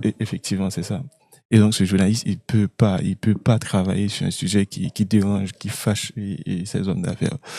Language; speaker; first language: French; non-native, local second language; Haitian Creole